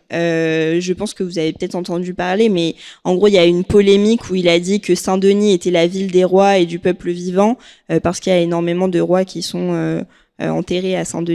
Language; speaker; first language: French; native; French